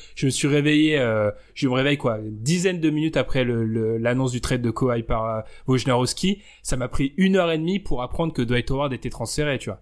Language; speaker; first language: French; native; French